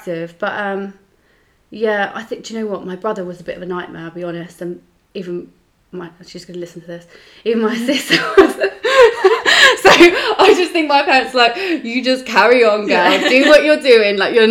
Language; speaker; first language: English; native; English